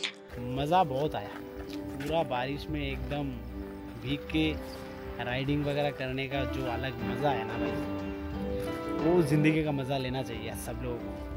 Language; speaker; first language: Hindi; non-native, local second language; Bangla